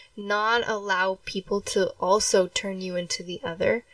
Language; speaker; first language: English; early bilingual, other home language; Spanish